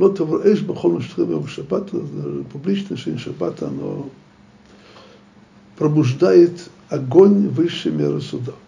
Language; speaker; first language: Russian; native; Russian